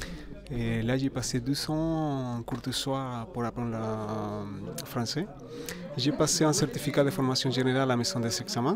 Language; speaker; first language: French; non-native, fluent; Spanish